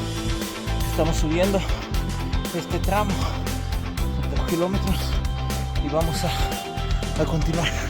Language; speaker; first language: Spanish; native; Spanish